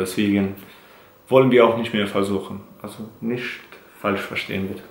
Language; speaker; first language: German; non-native, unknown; Central Kurdish